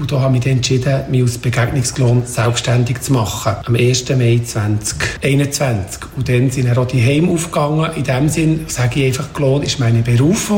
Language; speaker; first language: German; native; German